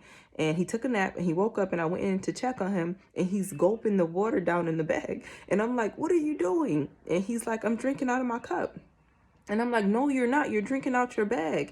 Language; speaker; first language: English; native; English